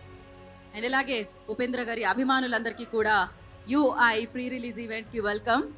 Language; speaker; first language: Telugu; native; Telugu